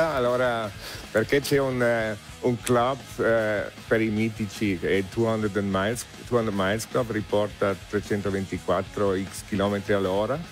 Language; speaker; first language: Italian; non-native, learner; German